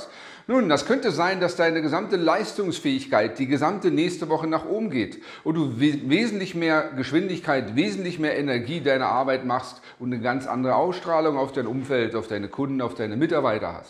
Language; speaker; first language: German; native; German